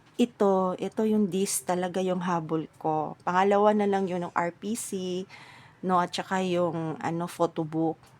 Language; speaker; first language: Filipino; native; Filipino